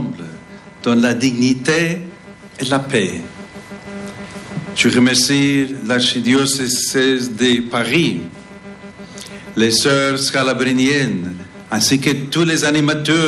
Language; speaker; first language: French; non-native, fluent; English